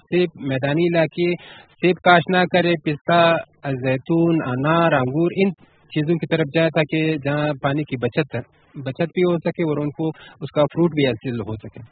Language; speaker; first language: Urdu; non-native, local second language; Pashto